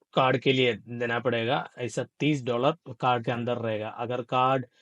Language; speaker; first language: Hindi; non-native, local second language; Malayalam